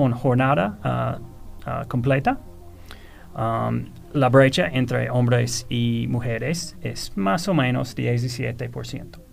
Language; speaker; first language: Spanish; non-native, fluent; English